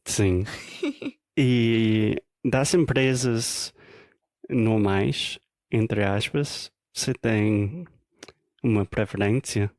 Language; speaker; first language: Portuguese; non-native, fluent; English